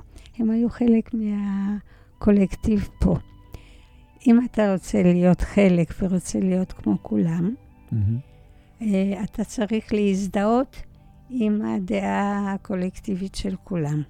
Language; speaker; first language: Hebrew; early bilingual, other home language; Polish